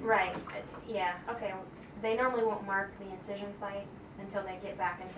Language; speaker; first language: English; native; English